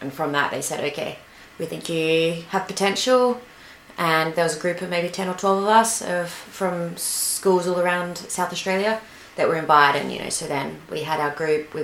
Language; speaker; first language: English; native; English